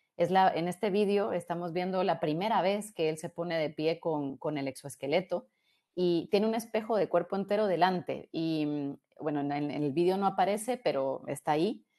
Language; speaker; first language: Spanish; native; Spanish